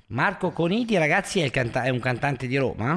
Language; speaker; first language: Italian; native; Italian